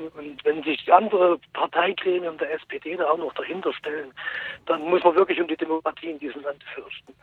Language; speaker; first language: German; native; German